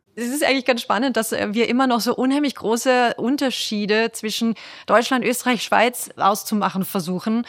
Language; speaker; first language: German; native; German